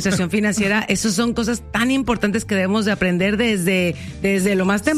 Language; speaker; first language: Spanish; native; Spanish